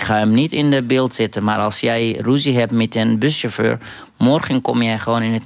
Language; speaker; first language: Dutch; non-native, fluent; Arabic